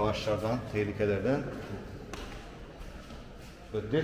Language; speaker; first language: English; non-native, learner; Turkish